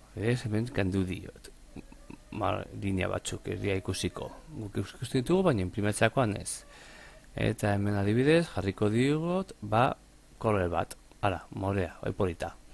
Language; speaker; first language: Basque; native; Basque